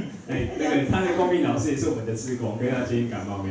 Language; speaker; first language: Chinese; native; Chinese